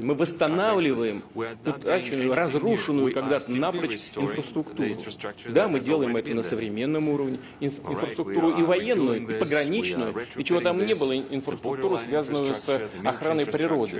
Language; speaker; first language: Russian; native; Russian